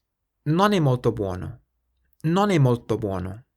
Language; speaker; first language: Italian; non-native, fluent; English